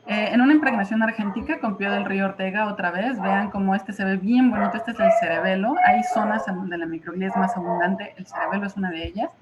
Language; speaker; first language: Spanish; native; Spanish